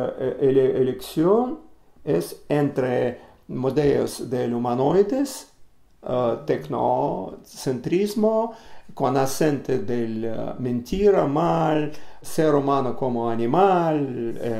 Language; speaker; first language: Spanish; non-native, learner; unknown